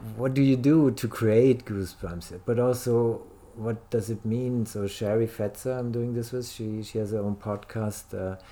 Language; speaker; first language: English; non-native, fluent; German